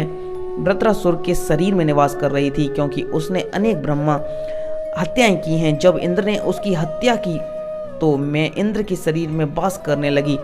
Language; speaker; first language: Hindi; native; Hindi